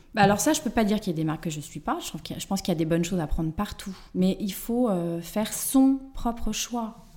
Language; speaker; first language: French; native; French